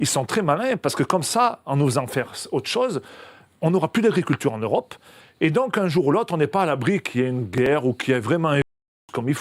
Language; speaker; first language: French; native; French